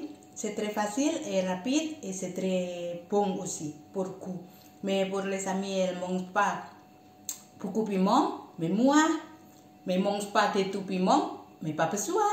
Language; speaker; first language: French; non-native, learner; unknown